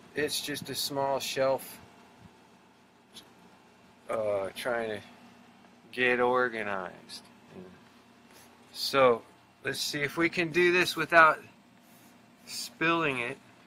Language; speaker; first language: English; native; English